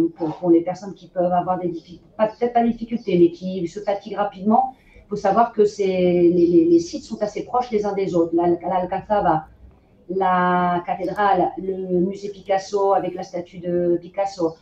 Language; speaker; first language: French; native; French